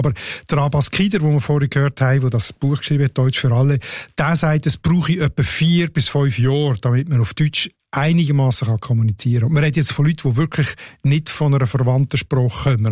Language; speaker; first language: German; native; German